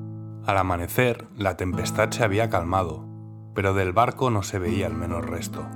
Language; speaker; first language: Spanish; native; Spanish